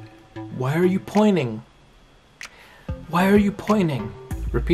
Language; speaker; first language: English; non-native, fluent; Portuguese